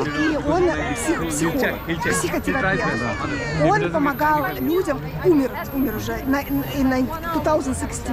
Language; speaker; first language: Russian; native; Russian